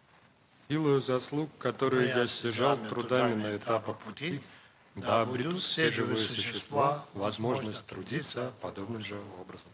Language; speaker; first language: Russian; native; Russian